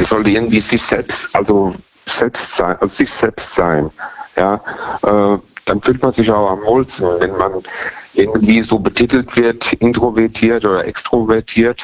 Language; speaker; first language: German; native; German